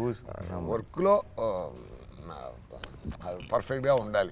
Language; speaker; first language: Telugu; non-native, learner; Tamil